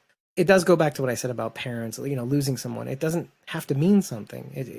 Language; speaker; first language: English; native; English